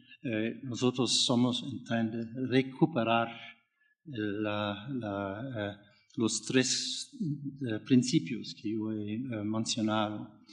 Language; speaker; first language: Spanish; non-native, learner; German